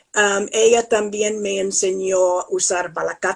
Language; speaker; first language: Spanish; non-native, fluent; English